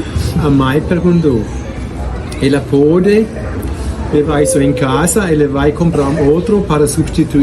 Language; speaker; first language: Portuguese; non-native, learner; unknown